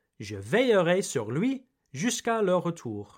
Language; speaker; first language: French; non-native, fluent; English